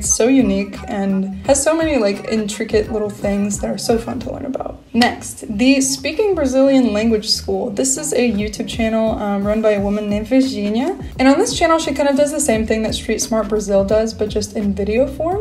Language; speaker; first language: English; native; English